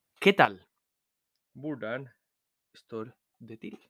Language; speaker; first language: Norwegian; non-native, fluent; Spanish